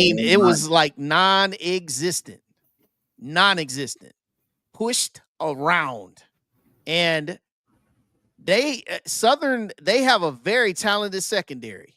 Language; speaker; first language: English; native; English